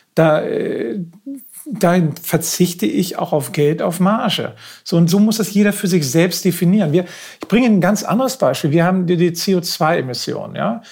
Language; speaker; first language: German; native; German